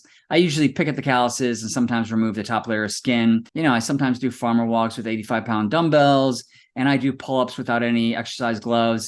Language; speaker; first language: English; native; English